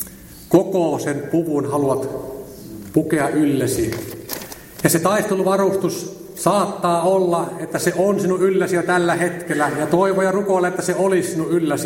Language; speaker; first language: Finnish; native; Finnish